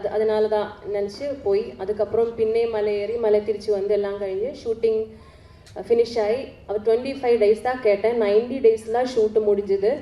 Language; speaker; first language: Tamil; non-native, learner; Malayalam